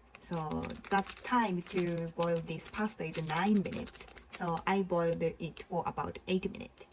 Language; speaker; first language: English; non-native, learner; Japanese